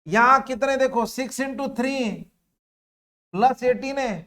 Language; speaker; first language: Hindi; non-native, local second language; Marathi